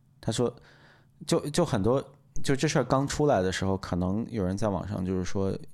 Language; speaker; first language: Chinese; non-native, local second language; Uyghur